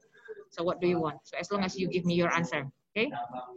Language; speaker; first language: English; non-native, local second language; Indonesian